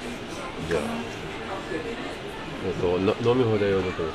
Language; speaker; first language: Japanese; non-native, learner; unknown